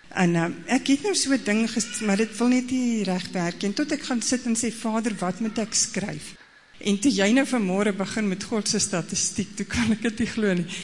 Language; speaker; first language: Afrikaans; native; Afrikaans